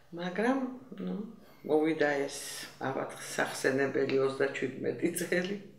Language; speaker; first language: Georgian; native; Georgian